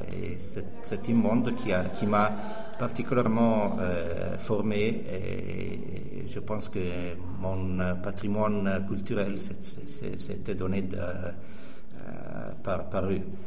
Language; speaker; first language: French; non-native, fluent; Italian